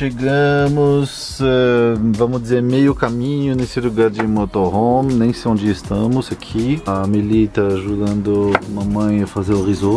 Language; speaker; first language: Portuguese; non-native, fluent; French